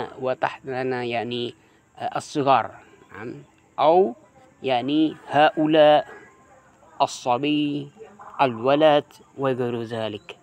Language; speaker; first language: Arabic; non-native, fluent; Indonesian